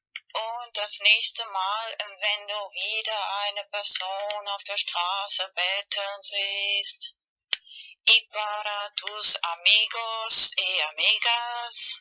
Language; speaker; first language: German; non-native, fluent; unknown